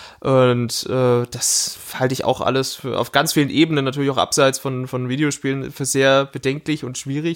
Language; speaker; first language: German; native; German